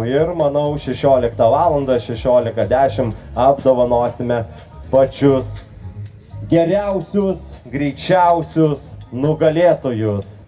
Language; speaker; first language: Lithuanian; native; Lithuanian